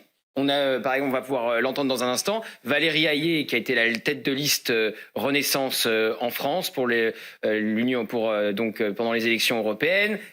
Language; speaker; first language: French; native; French